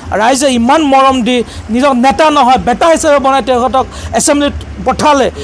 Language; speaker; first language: Assamese; non-native, local second language; Bangla